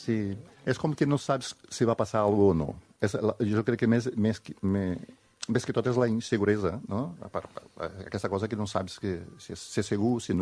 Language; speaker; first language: Catalan; non-native, fluent; Portuguese